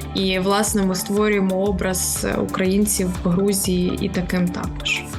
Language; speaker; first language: Ukrainian; native; Ukrainian